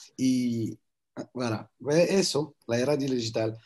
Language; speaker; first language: Spanish; non-native, learner; French